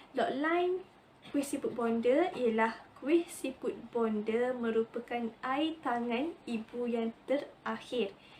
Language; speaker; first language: Malay; native; Malay